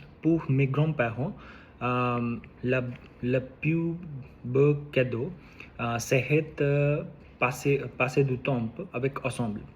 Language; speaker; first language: French; non-native, learner; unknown